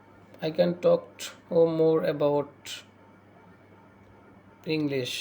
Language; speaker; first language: English; non-native, learner; Bangla